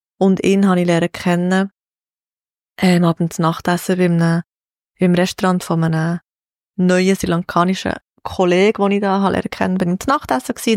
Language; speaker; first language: German; native; German